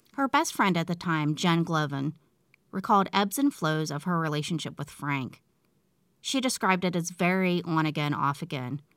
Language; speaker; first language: English; native; English